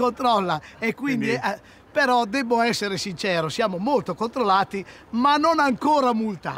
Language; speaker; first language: Italian; native; Italian